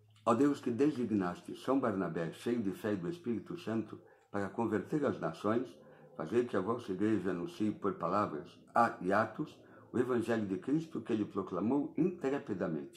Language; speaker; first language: Portuguese; native; Portuguese